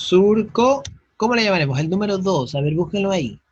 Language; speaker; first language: Spanish; native; Spanish